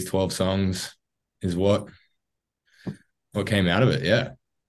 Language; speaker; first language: English; native; English